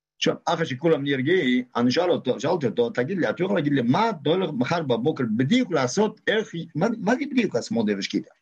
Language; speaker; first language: Hebrew; non-native, local second language; Yiddish